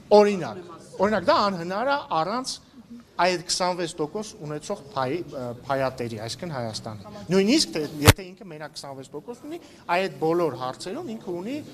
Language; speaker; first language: Armenian; native; Armenian